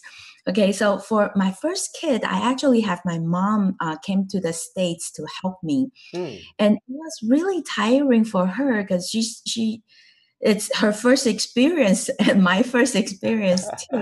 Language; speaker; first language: English; non-native, fluent; Chinese